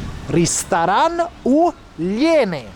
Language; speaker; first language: Russian; non-native, learner; Italian